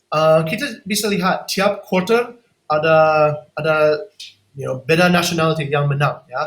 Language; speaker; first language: Indonesian; non-native, fluent; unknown